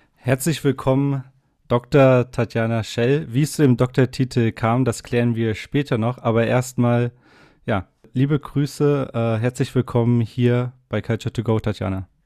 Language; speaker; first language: German; native; German